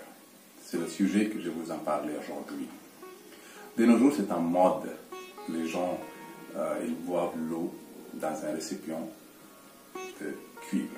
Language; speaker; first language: French; non-native, fluent; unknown